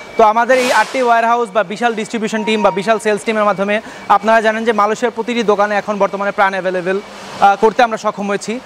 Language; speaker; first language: Bangla; native; Bangla